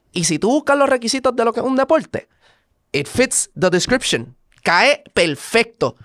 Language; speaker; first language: Spanish; native; Spanish